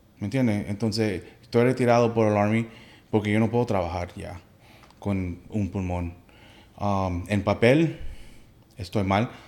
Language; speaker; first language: Spanish; early bilingual, heritage; Spanish